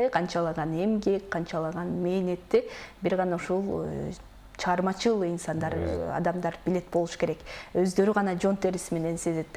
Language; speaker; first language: Kyrgyz; native; Kyrgyz